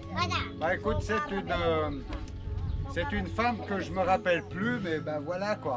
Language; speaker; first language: French; native; French